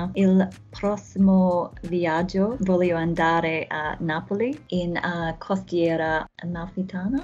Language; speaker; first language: Italian; non-native, learner; English